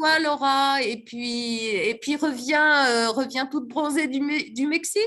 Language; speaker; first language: French; native; French